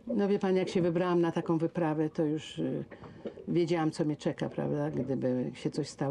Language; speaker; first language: Polish; native; Polish